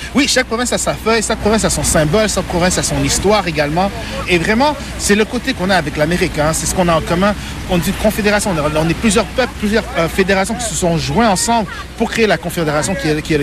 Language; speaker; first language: French; native; French